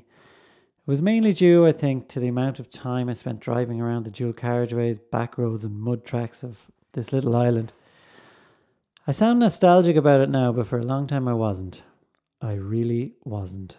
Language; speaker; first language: English; native; English